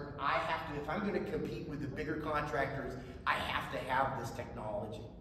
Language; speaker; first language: English; native; English